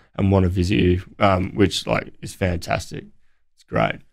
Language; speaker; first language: English; native; English